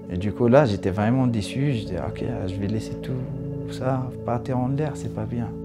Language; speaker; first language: French; non-native, local second language; Arabic